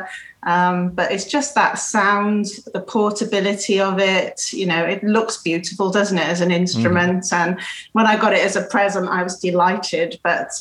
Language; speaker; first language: English; native; English